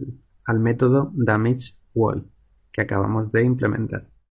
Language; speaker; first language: Spanish; native; Spanish